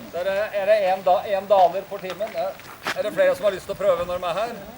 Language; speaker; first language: Norwegian; native; Norwegian